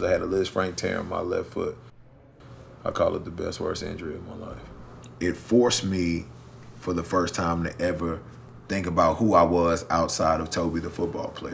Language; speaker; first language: English; early bilingual, other home language; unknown